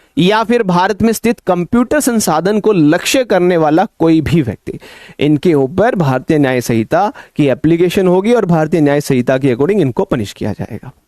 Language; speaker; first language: Hindi; native; Hindi